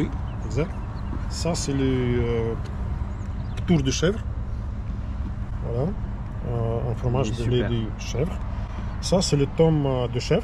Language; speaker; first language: French; non-native, learner; Russian